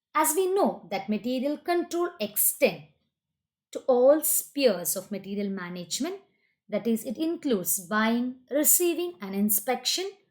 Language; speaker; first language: English; non-native, local second language; Kannada